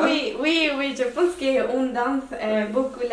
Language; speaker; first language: French; non-native, local second language; Spanish